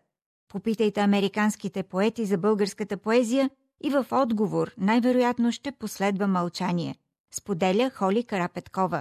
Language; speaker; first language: Bulgarian; native; Bulgarian